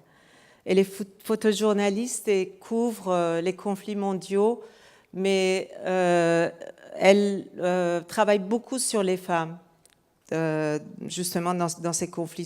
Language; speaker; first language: French; non-native, fluent; Persian